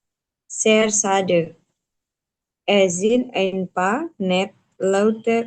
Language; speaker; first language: German; non-native, learner; Indonesian